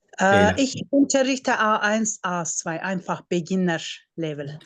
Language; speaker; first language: German; non-native, fluent; Turkish